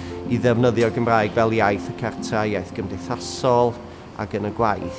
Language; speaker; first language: Welsh; native; Welsh